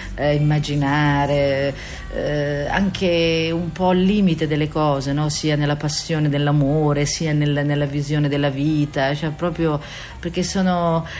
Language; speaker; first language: Italian; native; Italian